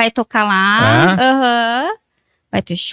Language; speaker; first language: Portuguese; native; Portuguese